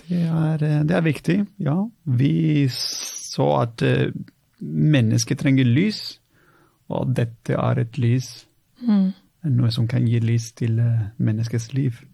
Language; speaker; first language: Norwegian; non-native, fluent; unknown